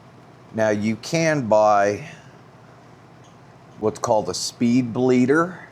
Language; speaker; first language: English; native; English